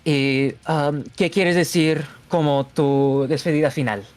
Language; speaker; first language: Spanish; non-native, fluent; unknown